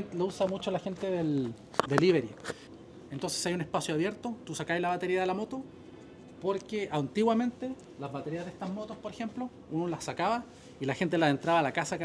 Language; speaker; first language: Spanish; native; Spanish